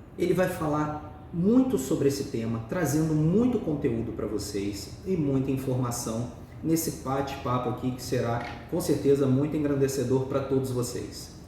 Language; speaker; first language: Portuguese; native; Portuguese